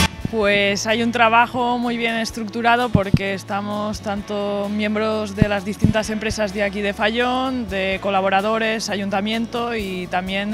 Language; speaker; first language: Spanish; native; Spanish